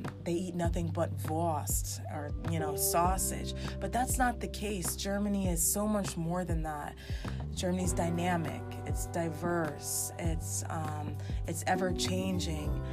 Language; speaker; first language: English; early bilingual, heritage; English